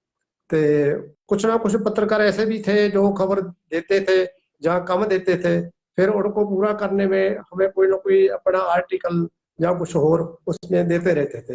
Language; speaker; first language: Hindi; non-native, local second language; Punjabi